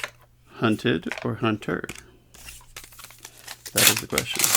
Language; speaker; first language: English; native; English